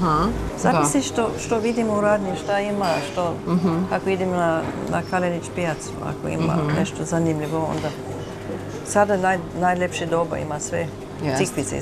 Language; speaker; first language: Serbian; early bilingual, heritage; Serbian